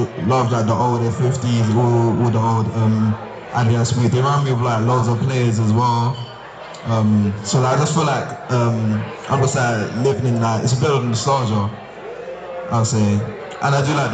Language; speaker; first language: English; native; English